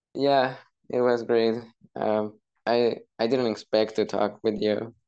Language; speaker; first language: English; non-native, fluent; Spanish